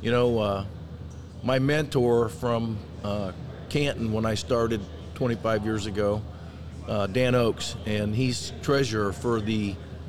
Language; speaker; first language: English; native; English